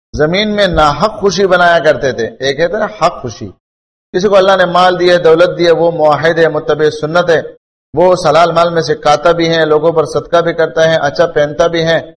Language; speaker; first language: Urdu; non-native, local second language; Pashto